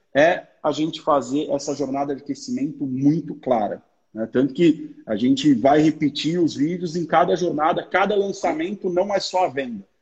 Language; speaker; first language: Portuguese; native; Portuguese